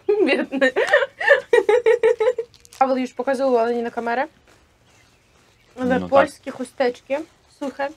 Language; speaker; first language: Polish; non-native, fluent; Russian